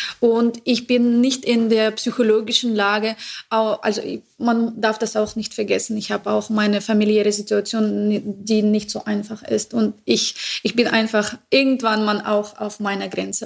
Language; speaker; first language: German; non-native, learner; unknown